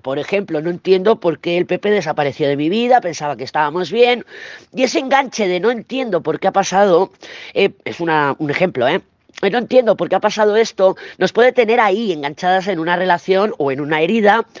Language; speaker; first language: Spanish; native; Spanish